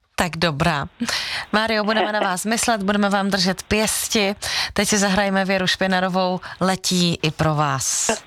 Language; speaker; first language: Czech; native; Czech